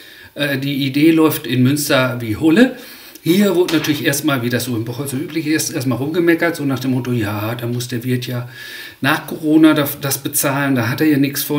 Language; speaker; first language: German; native; German